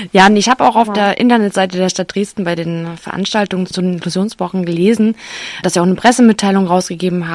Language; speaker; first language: German; native; German